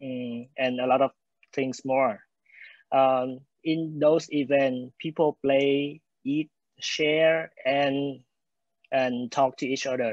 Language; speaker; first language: English; non-native, fluent; Vietnamese